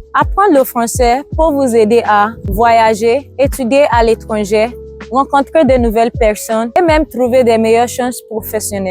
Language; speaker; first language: French; non-native, fluent; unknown